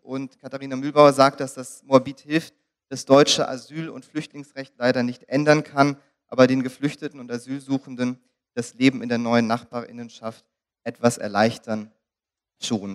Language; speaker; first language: German; native; German